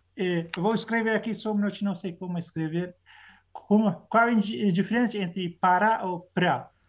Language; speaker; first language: Portuguese; non-native, learner; Arabic